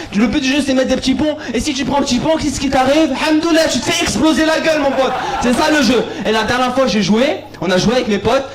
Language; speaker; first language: French; early bilingual, other home language; Arabic